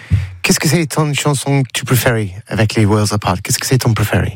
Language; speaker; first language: French; non-native, learner; English